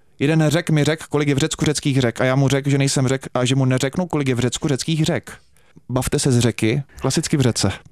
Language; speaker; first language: Czech; native; Czech